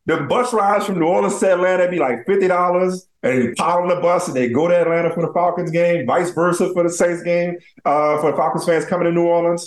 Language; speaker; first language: English; native; English